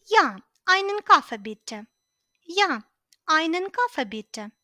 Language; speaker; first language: German; non-native, fluent; Ukrainian